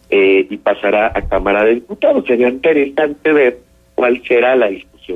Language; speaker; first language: Spanish; native; Spanish